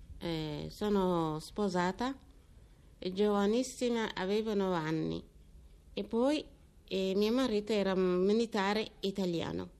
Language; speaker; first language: Italian; non-native, learner; Tigrinya